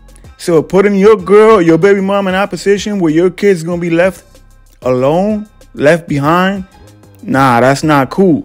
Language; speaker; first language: English; native; English